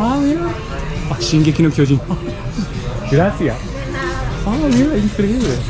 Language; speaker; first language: Spanish; non-native, learner; Japanese